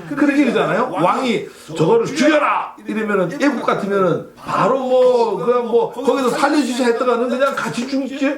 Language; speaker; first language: Korean; native; Korean